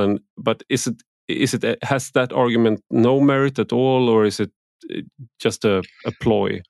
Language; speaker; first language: English; non-native, fluent; Swedish